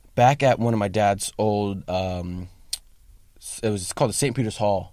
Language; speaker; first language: English; native; English